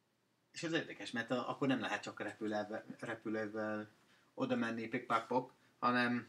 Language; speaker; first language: Hungarian; non-native, fluent; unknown